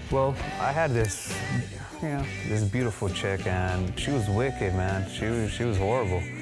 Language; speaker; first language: English; native; English